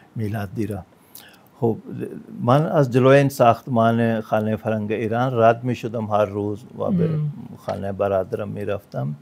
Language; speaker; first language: Persian; non-native, fluent; Punjabi